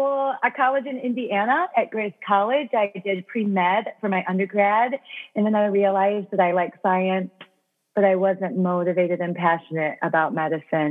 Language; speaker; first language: English; native; English